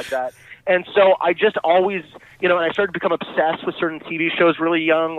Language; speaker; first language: English; native; English